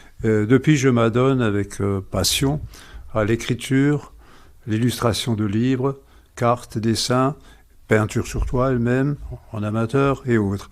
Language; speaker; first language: French; native; French